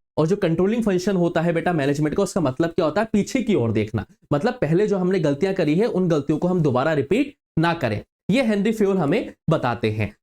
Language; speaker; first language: Hindi; native; Hindi